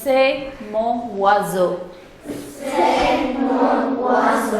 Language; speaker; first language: French; non-native, fluent; English